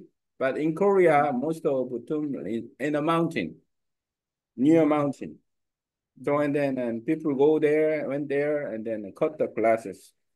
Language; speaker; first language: English; non-native, learner; Korean